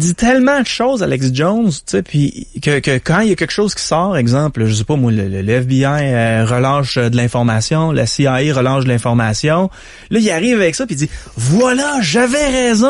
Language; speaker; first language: French; native; French